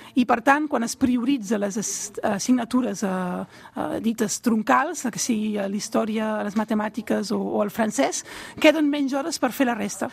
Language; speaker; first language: Catalan; non-native, local second language; French